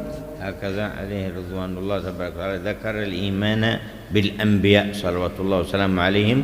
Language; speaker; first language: Arabic; native; Arabic